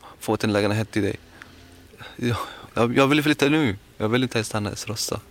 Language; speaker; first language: Swedish; non-native, learner; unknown